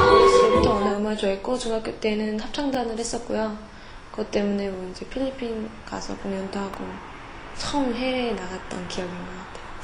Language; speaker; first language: Korean; native; Korean